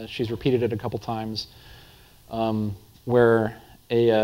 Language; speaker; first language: English; native; English